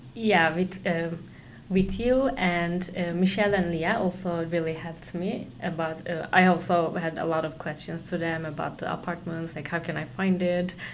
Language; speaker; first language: English; non-native, fluent; Turkish